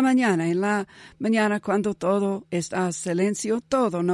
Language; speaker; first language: Spanish; non-native, fluent; English